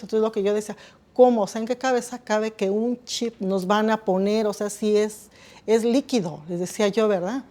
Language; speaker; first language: Spanish; native; Spanish